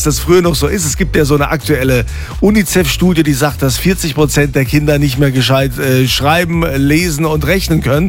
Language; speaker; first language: German; native; German